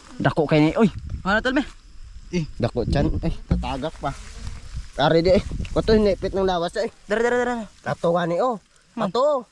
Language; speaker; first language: Filipino; native; Filipino